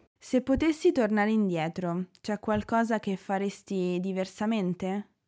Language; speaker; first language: Italian; native; Italian